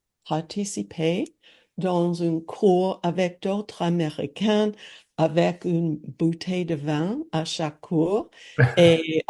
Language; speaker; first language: French; non-native, learner; English